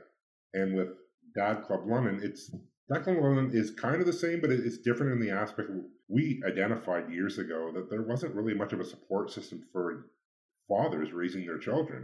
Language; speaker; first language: English; native; English